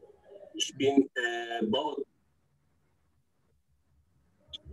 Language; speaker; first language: German; non-native, learner; Turkish